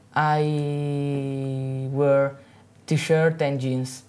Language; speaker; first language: English; non-native, learner; Italian